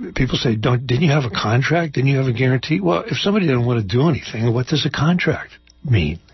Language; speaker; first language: English; native; English